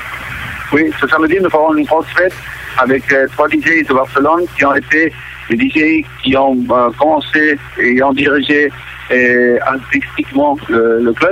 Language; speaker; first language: French; non-native, local second language; Catalan